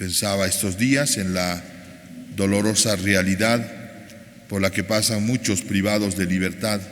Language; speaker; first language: Spanish; native; Spanish